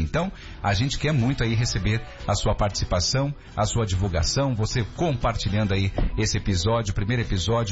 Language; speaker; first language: Portuguese; native; Portuguese